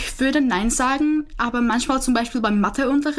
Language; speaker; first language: German; non-native, fluent; Czech